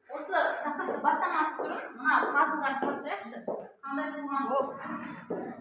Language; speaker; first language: Kazakh; non-native, local second language; Uzbek